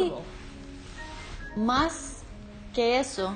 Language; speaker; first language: Spanish; non-native, learner; English